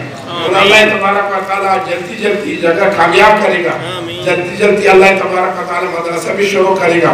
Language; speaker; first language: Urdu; non-native, fluent; Pashto